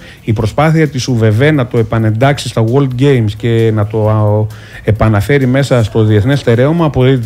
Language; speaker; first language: Greek; native; Greek